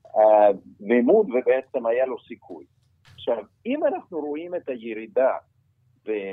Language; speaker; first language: Hebrew; non-native, fluent; Russian